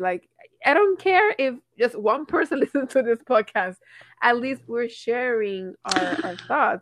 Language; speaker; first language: English; non-native, local second language; Spanish